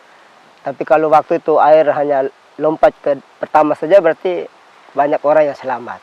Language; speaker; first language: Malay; non-native, local second language; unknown